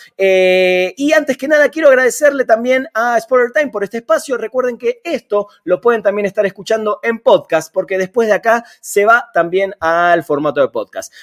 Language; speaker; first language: Spanish; native; Spanish